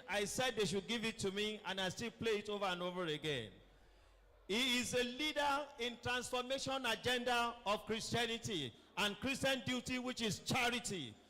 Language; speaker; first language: English; non-native, local second language; Yoruba